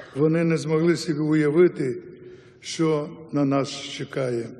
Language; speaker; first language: Ukrainian; non-native, local second language; Yiddish